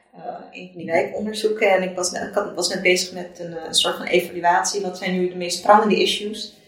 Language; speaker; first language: Dutch; native; Dutch